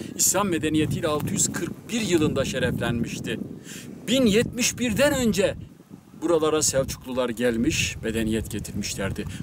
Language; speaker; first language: Turkish; native; Turkish